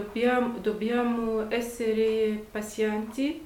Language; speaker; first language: Italian; non-native, learner; Arabic